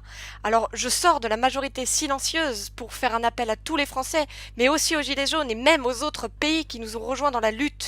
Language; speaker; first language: French; native; French